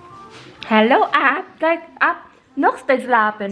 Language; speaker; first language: Dutch; non-native, learner; Filipino